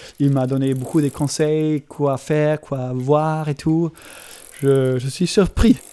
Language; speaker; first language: French; non-native, learner; German